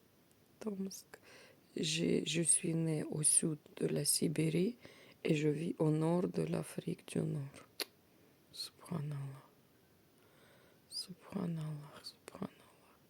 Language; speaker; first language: French; non-native, learner; Russian